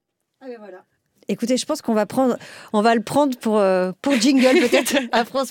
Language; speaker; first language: French; native; French